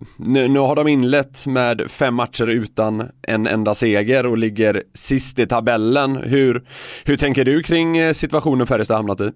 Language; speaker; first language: Swedish; native; Swedish